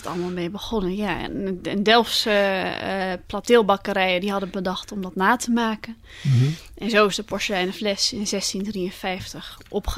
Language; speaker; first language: Dutch; native; Dutch